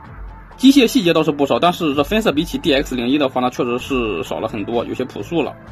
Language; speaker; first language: Chinese; native; Chinese